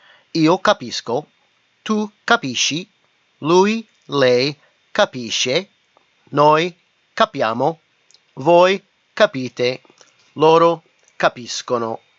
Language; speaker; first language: Italian; non-native, fluent; English